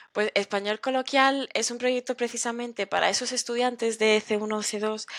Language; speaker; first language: Spanish; native; Spanish